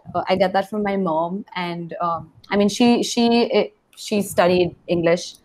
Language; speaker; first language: English; non-native, local second language; Hindi